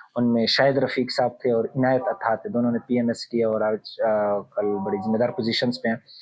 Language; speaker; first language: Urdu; non-native, local second language; Pashto